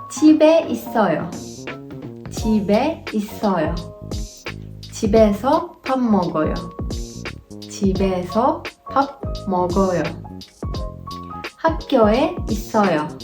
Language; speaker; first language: Korean; non-native, fluent; Turkish